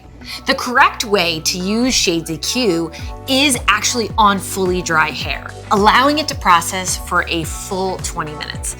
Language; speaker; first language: English; native; English